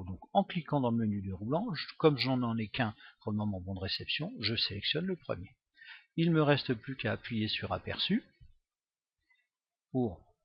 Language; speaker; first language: French; native; French